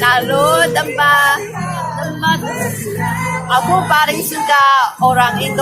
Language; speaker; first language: Indonesian; non-native, learner; Chinese